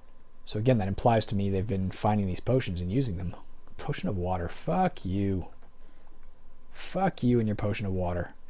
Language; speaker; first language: English; native; English